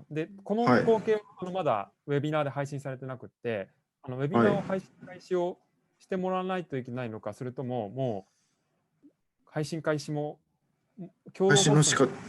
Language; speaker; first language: Japanese; native; Japanese